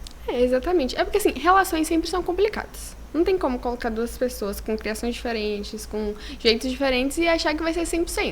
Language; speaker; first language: Portuguese; native; Portuguese